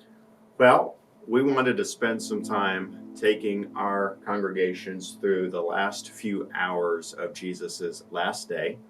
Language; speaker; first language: English; native; English